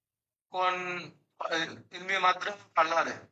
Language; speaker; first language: Italian; non-native, learner; Bangla